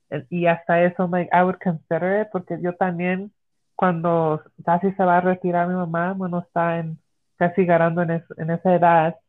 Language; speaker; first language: Spanish; early bilingual, heritage; Spanish